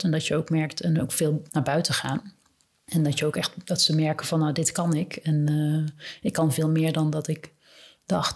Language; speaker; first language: Dutch; native; Dutch